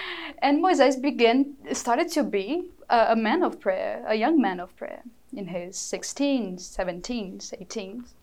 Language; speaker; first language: English; non-native, fluent; Portuguese